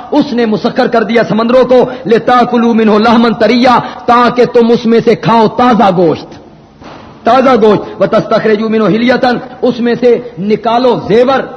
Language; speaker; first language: Urdu; non-native, local second language; Punjabi